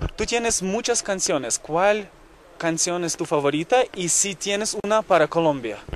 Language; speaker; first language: Spanish; non-native, fluent; Ukrainian